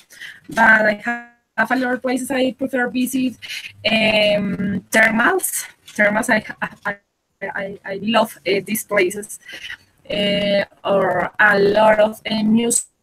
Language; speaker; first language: English; non-native, learner; Spanish